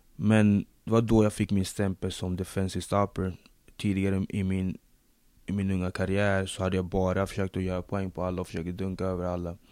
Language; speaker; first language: Swedish; early bilingual, other home language; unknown